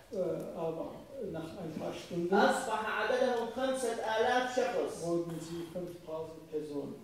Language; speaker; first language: German; non-native, fluent; Arabic